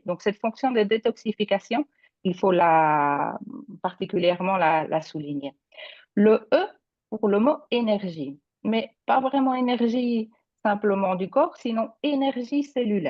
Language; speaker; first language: French; non-native, fluent; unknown